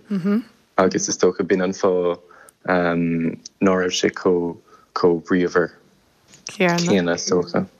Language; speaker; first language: Irish; non-native, local second language; English